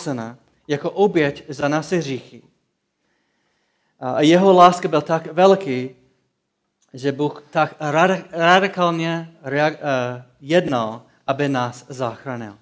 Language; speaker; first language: Czech; non-native, fluent; English